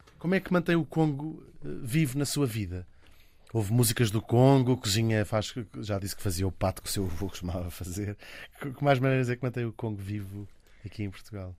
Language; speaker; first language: Portuguese; native; Portuguese